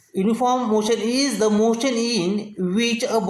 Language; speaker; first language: English; non-native, local second language; Marathi